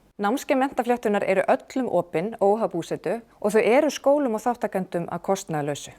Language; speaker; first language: Icelandic; native; Icelandic